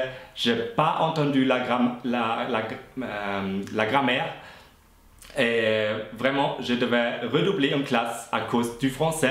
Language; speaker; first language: French; non-native, fluent; German